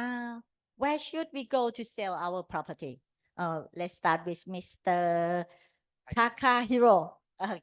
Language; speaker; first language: English; non-native, learner; Thai